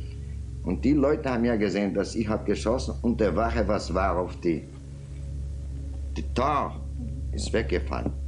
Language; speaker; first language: German; non-native, learner; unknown